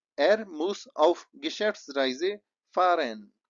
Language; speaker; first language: German; non-native, fluent; Hindi